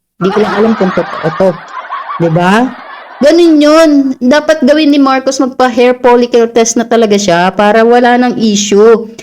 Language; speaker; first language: Filipino; non-native, local second language; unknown